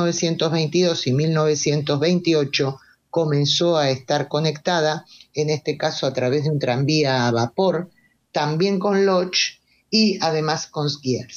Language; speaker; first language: Spanish; native; Spanish